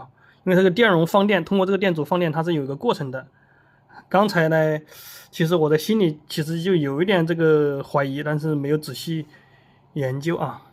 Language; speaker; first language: Chinese; native; Chinese